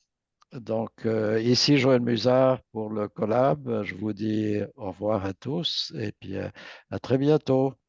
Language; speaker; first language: French; native; French